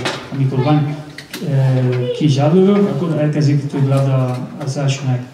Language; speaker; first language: Hungarian; non-native, learner; Spanish